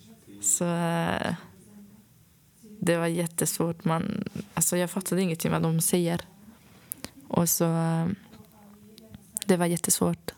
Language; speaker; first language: Swedish; non-native, fluent; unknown